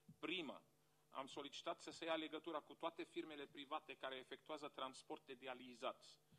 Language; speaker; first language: Romanian; non-native, fluent; Arabic